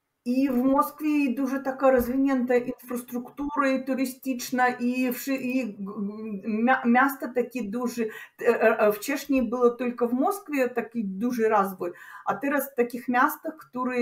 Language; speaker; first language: Polish; non-native, learner; Russian